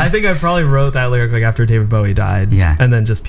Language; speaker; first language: English; early bilingual, other home language; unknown